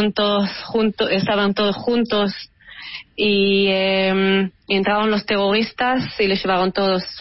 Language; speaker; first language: Spanish; early bilingual, heritage; Hebrew